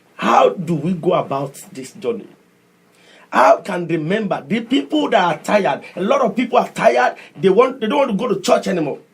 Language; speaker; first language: English; non-native, local second language; Yoruba